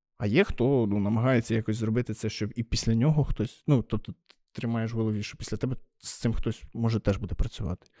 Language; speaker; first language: Ukrainian; native; Ukrainian